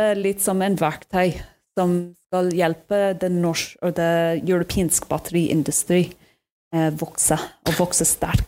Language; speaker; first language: Norwegian; non-native, fluent; English